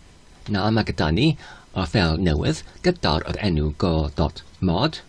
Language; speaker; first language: Welsh; non-native, fluent; English